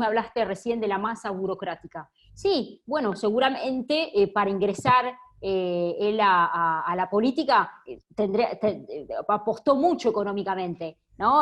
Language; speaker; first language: Spanish; native; Spanish